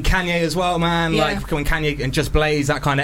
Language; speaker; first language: English; native; English